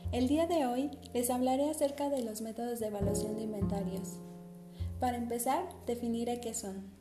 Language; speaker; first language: Spanish; native; Spanish